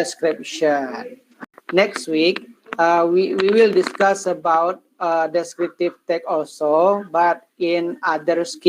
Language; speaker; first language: English; non-native, learner; Indonesian